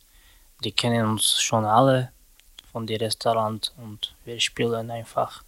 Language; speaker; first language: German; non-native, learner; Romany